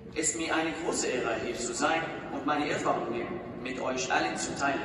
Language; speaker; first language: German; non-native, fluent; Arabic